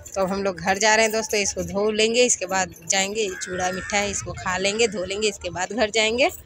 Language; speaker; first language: Hindi; native; Hindi